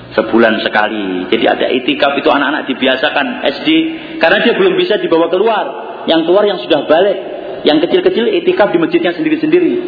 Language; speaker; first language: Indonesian; non-native, local second language; Javanese